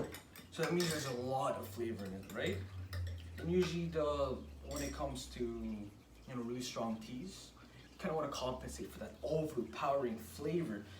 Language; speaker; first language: English; native; English